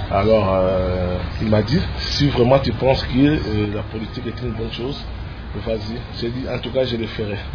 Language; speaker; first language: French; non-native, local second language; Lingala